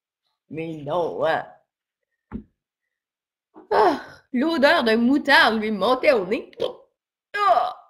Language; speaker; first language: French; native; French